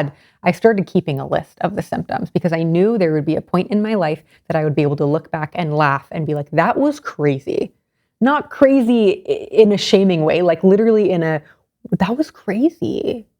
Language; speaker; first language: English; native; English